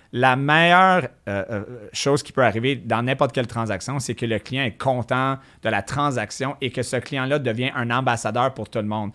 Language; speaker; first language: French; native; French